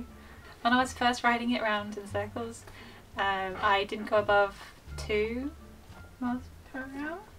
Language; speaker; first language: English; native; English